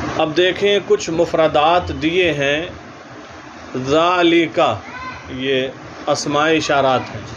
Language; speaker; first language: Urdu; native; Urdu